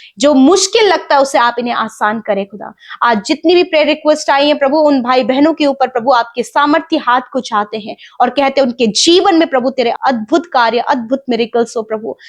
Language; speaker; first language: Hindi; native; Hindi